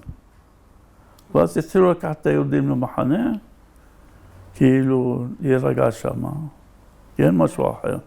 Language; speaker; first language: Hebrew; native; Hebrew